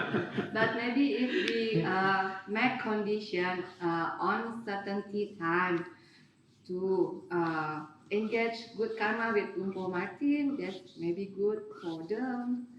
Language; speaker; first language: English; non-native, learner; Indonesian